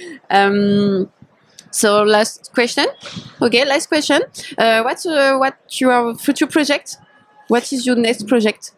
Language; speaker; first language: English; non-native, learner; French